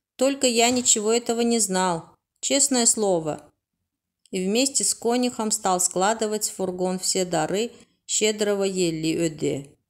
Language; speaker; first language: Russian; non-native, local second language; Turkmen